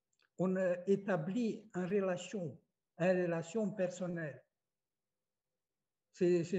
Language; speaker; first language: French; non-native, fluent; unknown